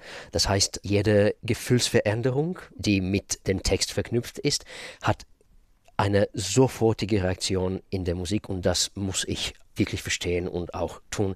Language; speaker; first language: German; non-native, fluent; Russian